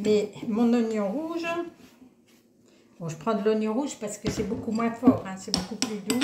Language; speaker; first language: French; native; French